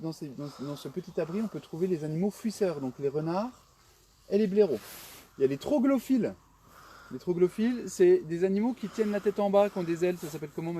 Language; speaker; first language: French; native; French